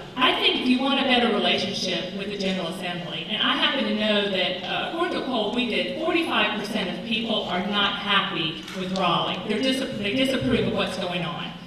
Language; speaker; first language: English; native; English